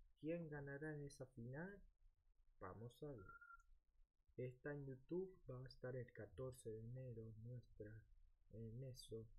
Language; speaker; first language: Spanish; early bilingual, heritage; Spanish